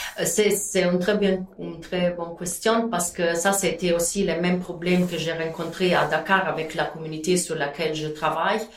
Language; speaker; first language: French; non-native, fluent; Italian